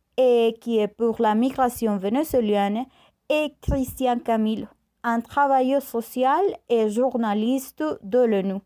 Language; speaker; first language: French; non-native, learner; Spanish